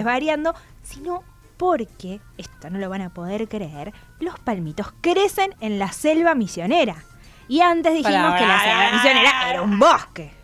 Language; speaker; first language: Spanish; native; Spanish